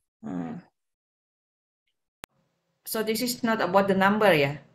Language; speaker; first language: English; non-native, fluent; Indonesian